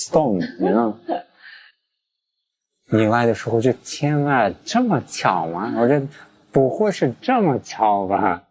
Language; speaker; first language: Chinese; early bilingual, heritage; English